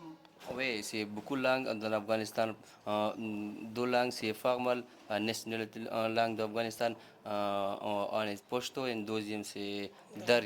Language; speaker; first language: French; non-native, learner; Pashto